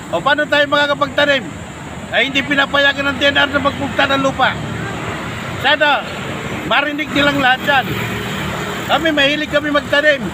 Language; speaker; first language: Filipino; native; Filipino